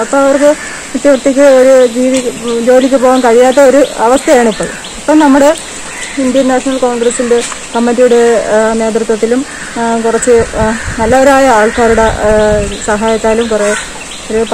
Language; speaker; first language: Malayalam; native; Malayalam